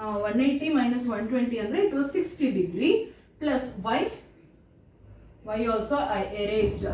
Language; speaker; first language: English; non-native, local second language; Kannada